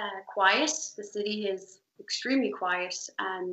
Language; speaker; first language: English; native; English